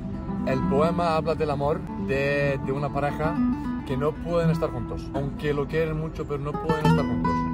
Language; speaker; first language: Spanish; non-native, fluent; Icelandic